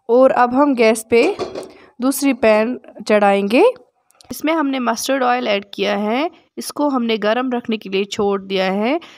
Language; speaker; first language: Urdu; non-native, local second language; Kashmiri